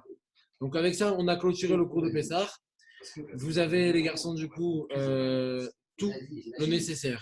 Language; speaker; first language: French; native; French